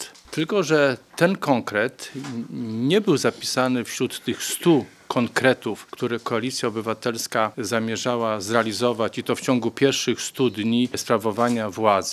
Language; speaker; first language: Polish; native; Polish